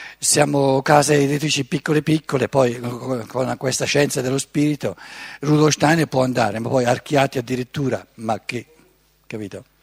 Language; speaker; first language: Italian; native; Italian